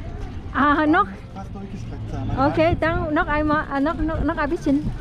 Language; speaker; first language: German; non-native, learner; Vietnamese